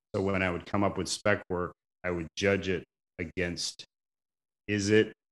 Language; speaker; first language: English; native; English